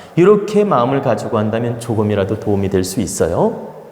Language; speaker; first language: Korean; native; Korean